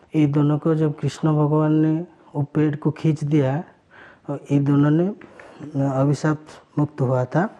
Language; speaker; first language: Hindi; non-native, local second language; Odia